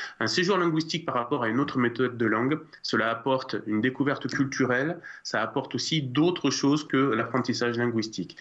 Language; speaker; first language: French; native; French